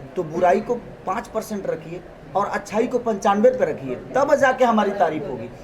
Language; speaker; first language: Hindi; non-native, local second language; Bhojpuri